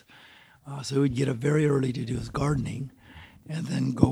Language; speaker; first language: English; native; English